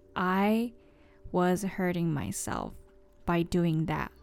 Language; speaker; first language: English; non-native, fluent; Japanese